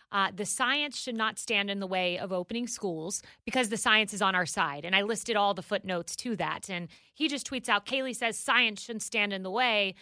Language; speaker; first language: English; native; English